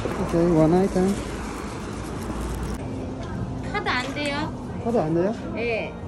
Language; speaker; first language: Korean; non-native, learner; Filipino